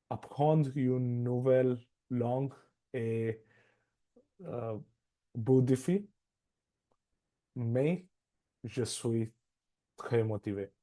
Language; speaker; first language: French; non-native, learner; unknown